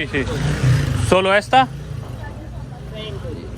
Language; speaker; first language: Spanish; non-native, learner; Hindi